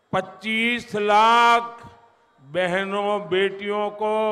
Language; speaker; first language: Hindi; non-native, local second language; Gujarati